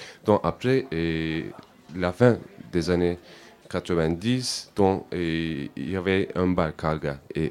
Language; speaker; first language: French; non-native, learner; Turkish